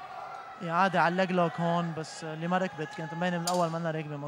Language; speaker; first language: Arabic; native; Arabic